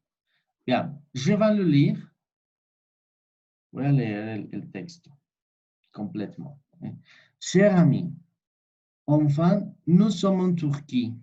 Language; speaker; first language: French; non-native, fluent; Spanish